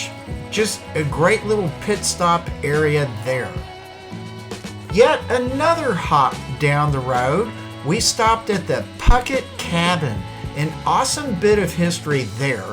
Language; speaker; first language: English; native; English